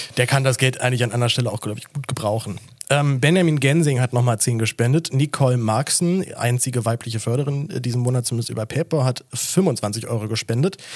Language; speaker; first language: German; native; German